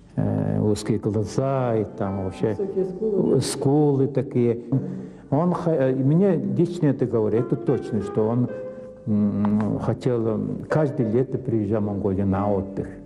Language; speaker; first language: Russian; non-native, fluent; Mongolian